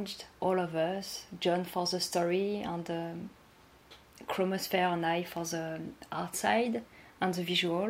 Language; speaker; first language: English; non-native, fluent; French